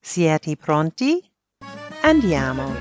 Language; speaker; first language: Italian; non-native, learner; English